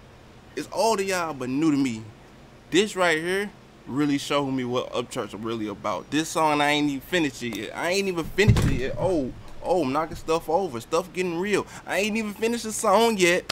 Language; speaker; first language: English; native; English